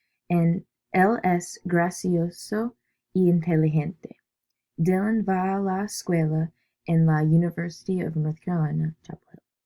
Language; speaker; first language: Spanish; non-native, learner; English